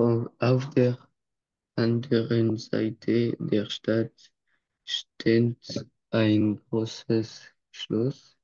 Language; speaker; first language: German; non-native, learner; French